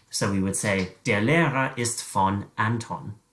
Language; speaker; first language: German; non-native, fluent; English